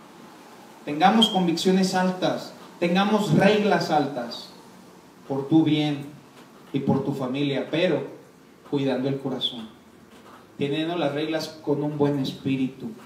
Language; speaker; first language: Spanish; native; Spanish